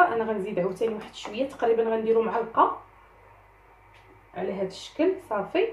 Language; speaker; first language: Arabic; native; Arabic